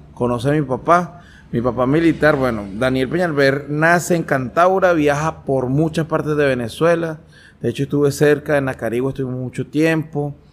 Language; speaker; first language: Spanish; native; Spanish